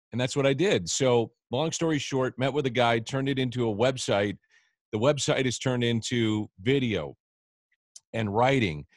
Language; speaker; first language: English; native; English